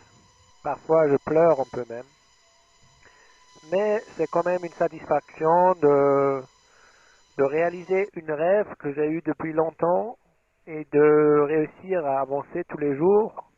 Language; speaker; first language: French; non-native, fluent; German